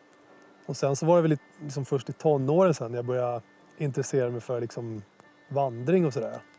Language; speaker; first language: Swedish; native; Swedish